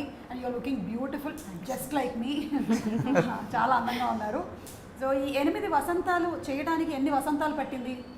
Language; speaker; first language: Telugu; native; Telugu